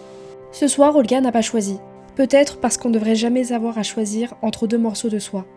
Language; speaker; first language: French; native; French